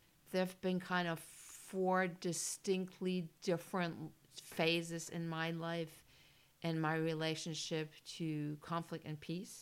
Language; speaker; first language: English; non-native, fluent; German